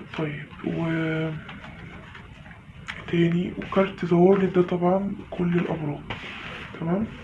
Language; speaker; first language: Arabic; native; Arabic